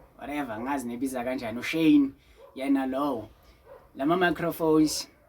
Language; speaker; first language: Zulu; non-native, local second language; Southern Sotho